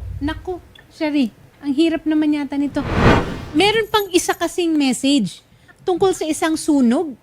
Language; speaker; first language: Filipino; native; Filipino